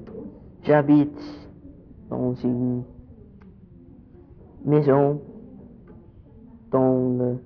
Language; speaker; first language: French; non-native, learner; English